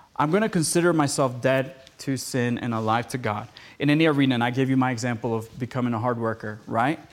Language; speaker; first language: English; early bilingual, other home language; Spanish